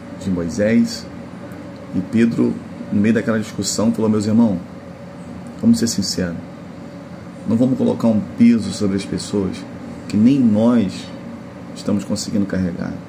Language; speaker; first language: Portuguese; native; Portuguese